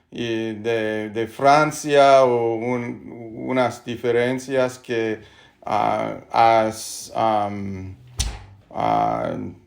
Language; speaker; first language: Spanish; non-native, learner; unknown